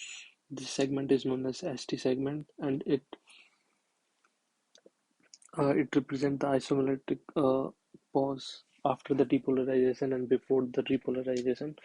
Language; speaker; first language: English; non-native, local second language; Hindi